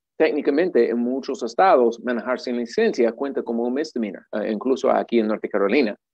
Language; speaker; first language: Spanish; non-native, fluent; English